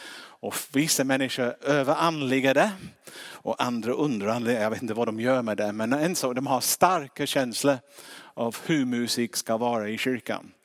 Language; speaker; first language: Swedish; non-native, fluent; English